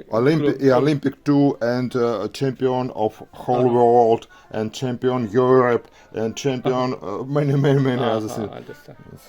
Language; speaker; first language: English; non-native, learner; Russian